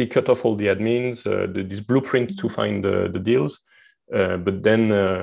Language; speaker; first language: English; non-native, fluent; French